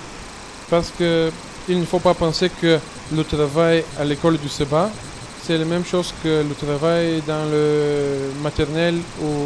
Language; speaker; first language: French; non-native, fluent; Bulgarian